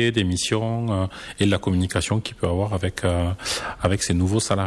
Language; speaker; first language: French; native; French